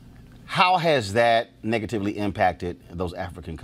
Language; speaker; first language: English; native; English